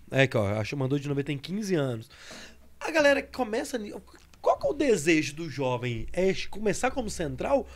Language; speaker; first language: Portuguese; native; Portuguese